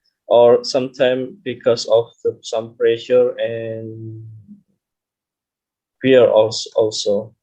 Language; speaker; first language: English; non-native, learner; Indonesian